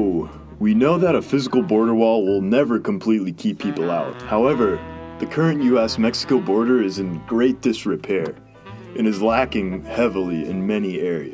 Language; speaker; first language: English; native; English